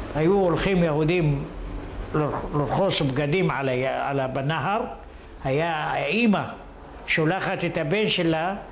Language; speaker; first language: Hebrew; early bilingual, other home language; Arabic